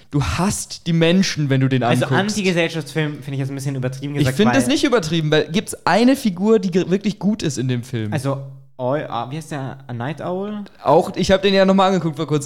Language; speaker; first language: German; native; German